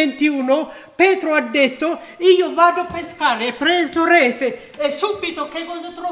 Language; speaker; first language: Italian; non-native, learner; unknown